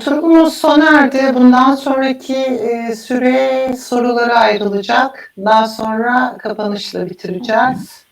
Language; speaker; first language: Turkish; native; Turkish